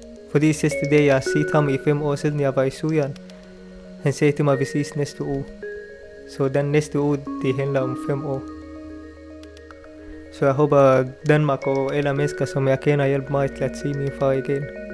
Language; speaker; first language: Danish; non-native, learner; Arabic